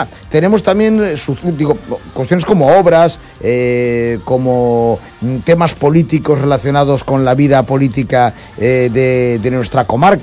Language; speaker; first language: Spanish; native; Spanish